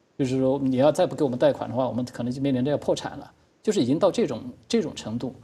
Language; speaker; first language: Chinese; native; Chinese